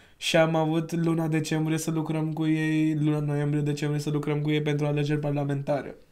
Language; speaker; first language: Romanian; non-native, fluent; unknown